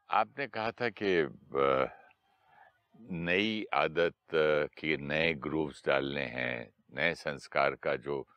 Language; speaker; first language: Hindi; native; Hindi